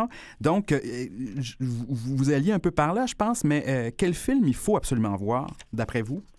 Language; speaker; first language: French; native; French